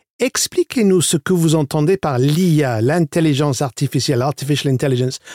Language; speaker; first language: French; non-native, fluent; English